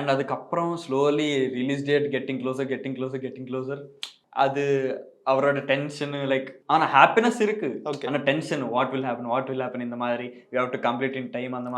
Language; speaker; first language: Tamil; non-native, learner; Telugu